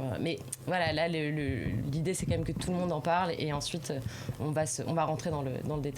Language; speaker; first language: French; native; French